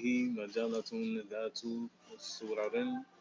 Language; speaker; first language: Arabic; non-native, learner; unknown